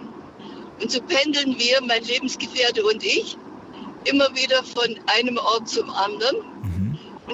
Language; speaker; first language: German; native; German